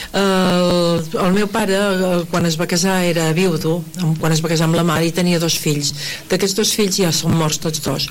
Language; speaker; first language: Catalan; early bilingual, heritage; Catalan